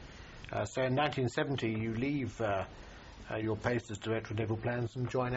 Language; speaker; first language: English; native; English